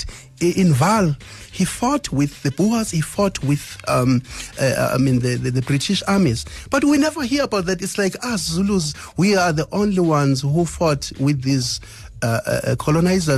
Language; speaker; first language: English; non-native, local second language; Zulu